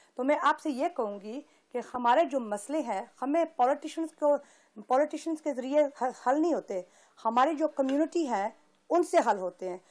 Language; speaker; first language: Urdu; early bilingual, heritage; Urdu